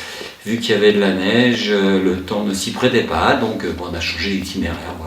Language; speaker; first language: French; native; French